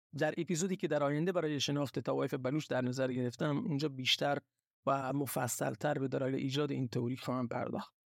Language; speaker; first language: Persian; non-native, local second language; Baluchi